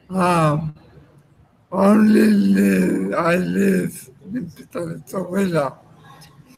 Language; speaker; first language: English; non-native, learner; Spanish